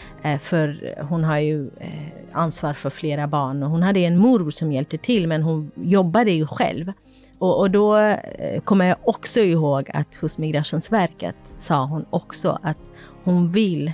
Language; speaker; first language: Swedish; non-native, fluent; Kurdish